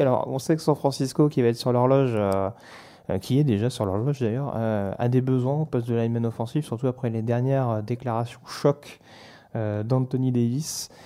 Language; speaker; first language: French; native; French